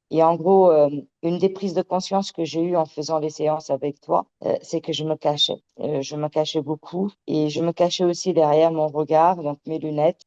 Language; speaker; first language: French; early bilingual, other home language; Portuguese